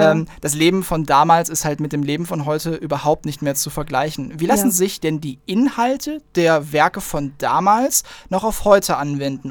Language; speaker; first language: German; native; German